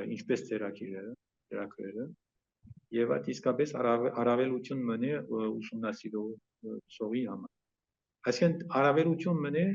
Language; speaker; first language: Armenian; early bilingual, heritage; Armenian